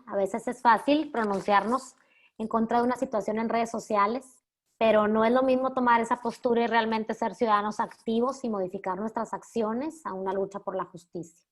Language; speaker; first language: Spanish; native; Spanish